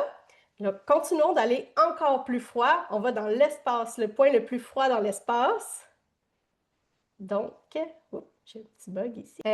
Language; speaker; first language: French; native; French